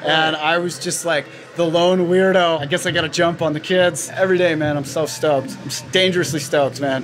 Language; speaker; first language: English; native; English